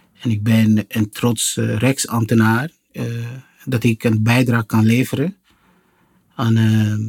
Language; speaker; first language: Dutch; non-native, fluent; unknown